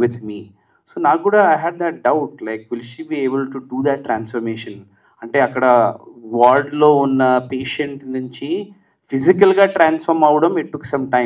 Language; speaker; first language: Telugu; native; Telugu